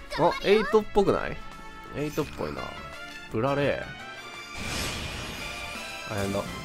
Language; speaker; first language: Japanese; native; Japanese